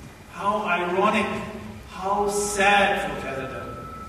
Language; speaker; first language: English; early bilingual, other home language; Chinese